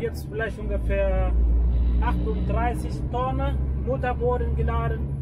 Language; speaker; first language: German; non-native, learner; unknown